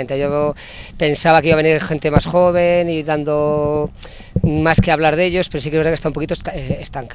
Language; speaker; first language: Spanish; native; Spanish